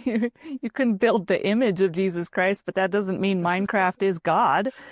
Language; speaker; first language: English; native; English